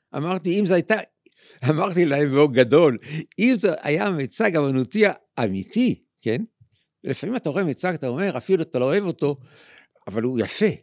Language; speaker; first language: Hebrew; native; Hebrew